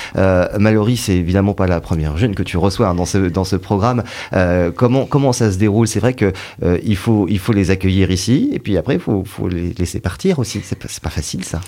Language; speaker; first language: French; native; French